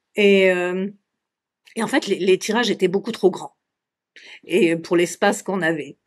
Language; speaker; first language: French; native; French